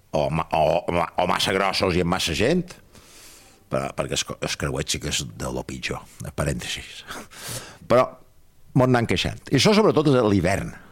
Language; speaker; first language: Catalan; native; Catalan